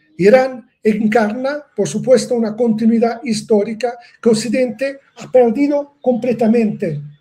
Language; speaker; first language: Spanish; non-native, fluent; Italian